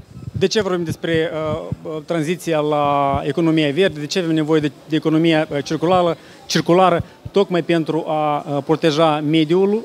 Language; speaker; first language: Romanian; native; Romanian